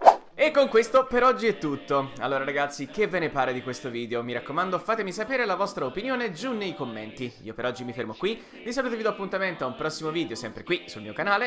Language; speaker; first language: Italian; native; Italian